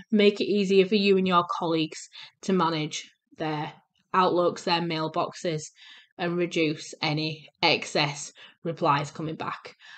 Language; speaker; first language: English; native; English